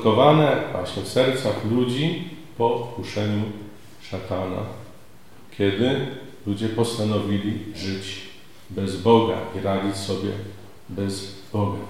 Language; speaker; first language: Polish; native; Polish